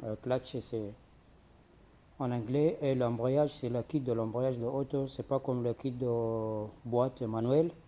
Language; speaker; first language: French; non-native, fluent; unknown